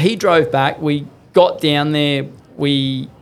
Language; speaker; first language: English; native; English